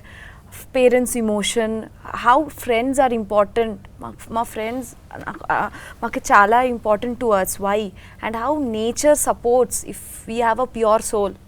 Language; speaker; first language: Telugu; non-native, learner; Bangla